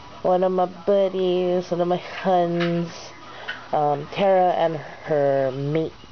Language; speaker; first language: English; native; English